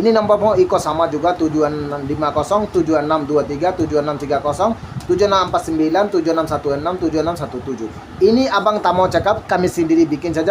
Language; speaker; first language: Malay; non-native, learner; Bangla